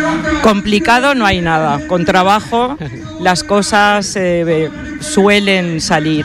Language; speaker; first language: Spanish; native; Spanish